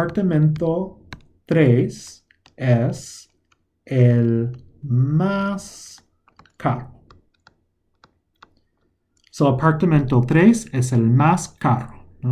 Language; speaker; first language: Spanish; non-native, fluent; English